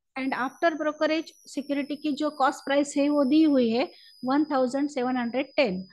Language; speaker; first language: Hindi; non-native, local second language; Marathi